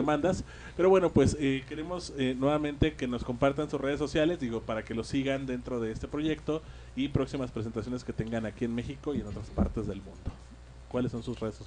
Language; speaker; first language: Spanish; native; Spanish